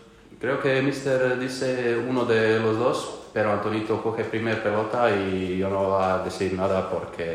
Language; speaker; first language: Spanish; non-native, learner; Croatian